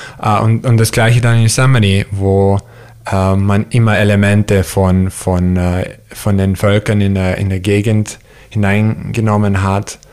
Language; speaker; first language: German; early bilingual, heritage; German